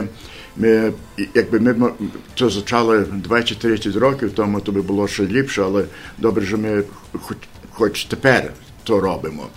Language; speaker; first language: Ukrainian; early bilingual, heritage; Ukrainian